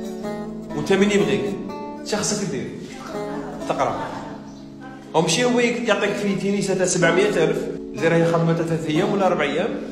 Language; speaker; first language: Arabic; native; Arabic